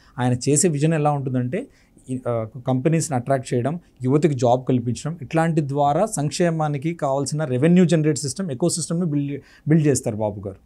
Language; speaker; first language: Telugu; native; Telugu